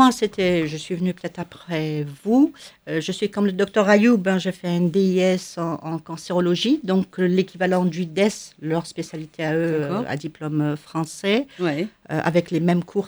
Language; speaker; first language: French; non-native, local second language; Arabic